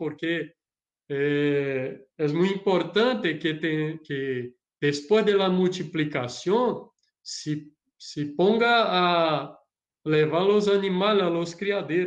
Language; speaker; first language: Spanish; non-native, learner; Portuguese